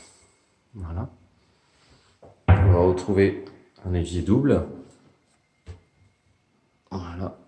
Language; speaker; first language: French; native; French